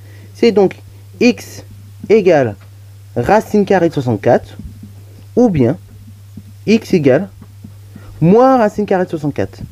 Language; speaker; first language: French; native; French